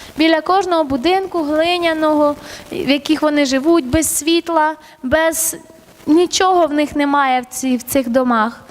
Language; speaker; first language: Ukrainian; early bilingual, other home language; Armenian